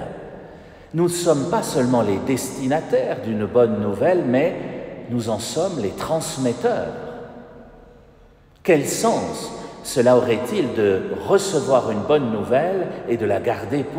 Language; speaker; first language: French; native; French